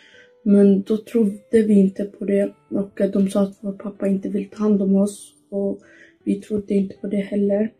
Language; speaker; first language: Swedish; early bilingual, other home language; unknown